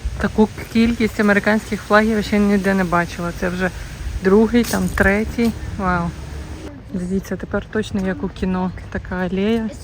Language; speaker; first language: Ukrainian; native; Ukrainian